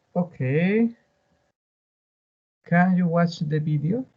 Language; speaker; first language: English; non-native, learner; Spanish